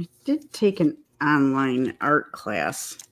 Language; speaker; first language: English; native; English